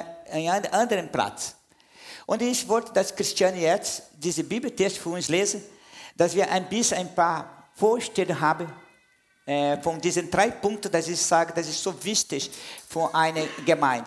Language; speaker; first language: German; non-native, fluent; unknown